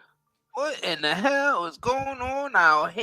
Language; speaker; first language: English; native; English